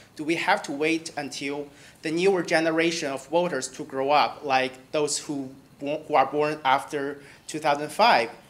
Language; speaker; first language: English; non-native, fluent; Chinese